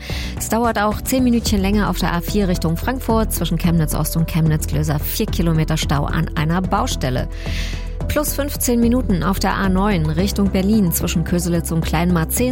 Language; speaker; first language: German; native; German